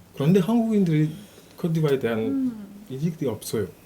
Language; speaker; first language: Korean; non-native, fluent; French